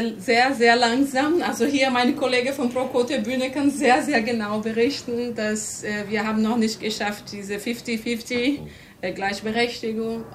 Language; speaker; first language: German; non-native, fluent; Portuguese